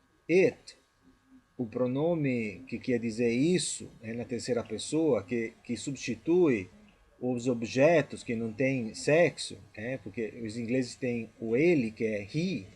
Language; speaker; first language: Portuguese; non-native, fluent; Italian